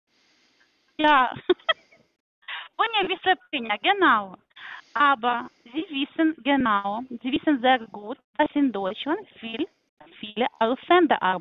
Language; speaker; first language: German; non-native, learner; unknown